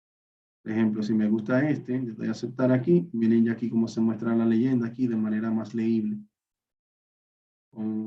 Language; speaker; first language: Spanish; native; Spanish